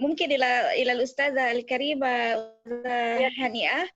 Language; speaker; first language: Arabic; non-native, fluent; Indonesian